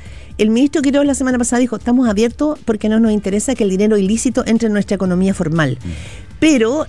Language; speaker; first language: Spanish; native; Spanish